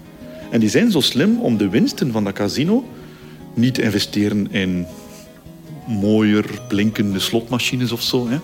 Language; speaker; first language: Dutch; native; Dutch